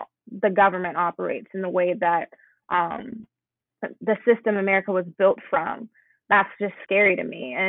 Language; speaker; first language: English; native; English